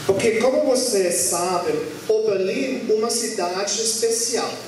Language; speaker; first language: Portuguese; non-native, learner; German